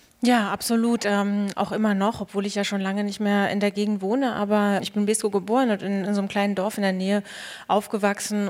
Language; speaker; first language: German; native; German